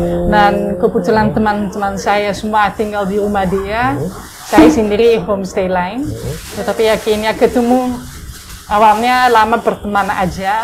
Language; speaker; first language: Indonesian; non-native, fluent; Dutch